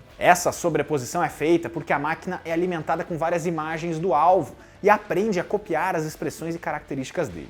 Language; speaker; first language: Portuguese; native; Portuguese